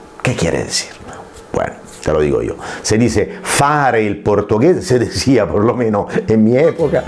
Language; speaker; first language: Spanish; non-native, fluent; Italian